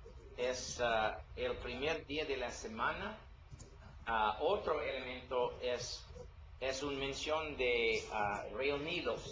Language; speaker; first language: Spanish; non-native, learner; English